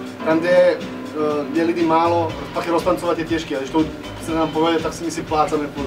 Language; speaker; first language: Czech; non-native, fluent; Serbian